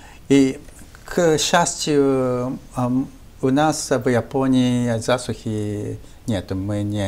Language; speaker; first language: Russian; non-native, fluent; Japanese